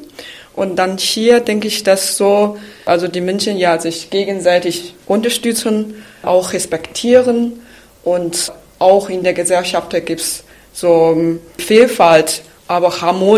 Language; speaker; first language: German; non-native, fluent; Chinese